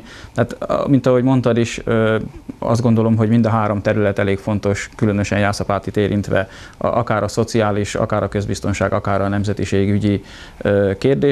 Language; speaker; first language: Hungarian; native; Hungarian